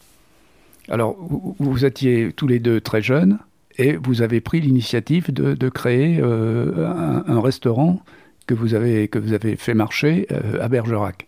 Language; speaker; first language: French; native; French